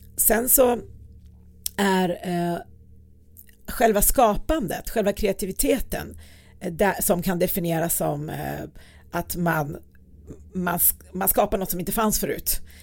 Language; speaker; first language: Swedish; early bilingual, other home language; Persian